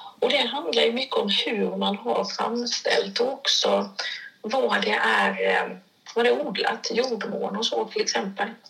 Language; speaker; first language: Swedish; native; Swedish